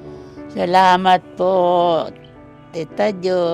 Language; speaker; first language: Filipino; non-native, local second language; Cebuano